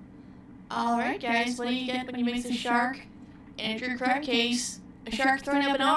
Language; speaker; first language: English; native; English